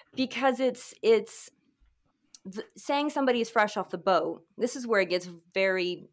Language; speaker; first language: English; early bilingual, other home language; Filipino